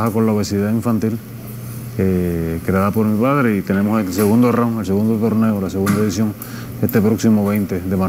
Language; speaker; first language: Spanish; native; Spanish